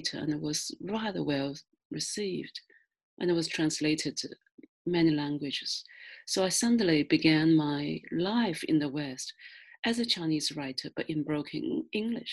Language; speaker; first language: English; non-native, fluent; Chinese